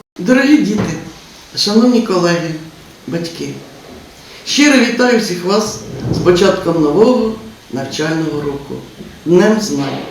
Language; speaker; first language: Ukrainian; native; Ukrainian